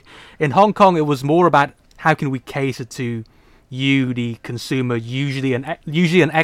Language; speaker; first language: English; non-native, local second language; Cantonese